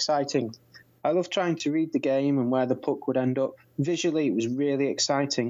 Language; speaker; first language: English; non-native, fluent; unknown